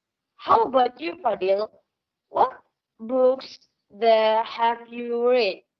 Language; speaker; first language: English; non-native, learner; Indonesian